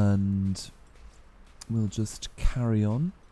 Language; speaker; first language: English; native; English